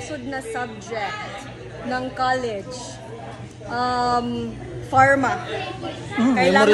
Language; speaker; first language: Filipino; non-native, local second language; Cebuano